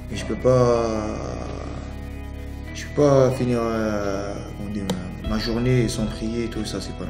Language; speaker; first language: French; non-native, local second language; Arabic